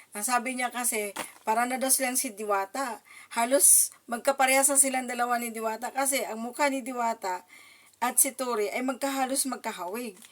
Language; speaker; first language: Filipino; non-native, local second language; Cebuano